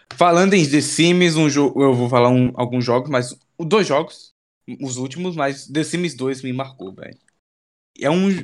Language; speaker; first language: Portuguese; native; Portuguese